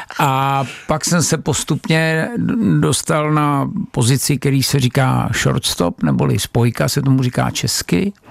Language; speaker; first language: Czech; native; Czech